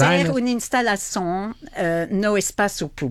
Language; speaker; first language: Portuguese; non-native, fluent; French